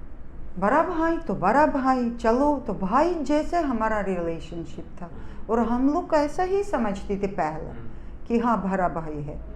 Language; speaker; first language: Hindi; non-native, fluent; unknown